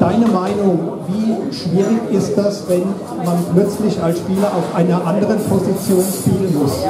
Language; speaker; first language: German; native; German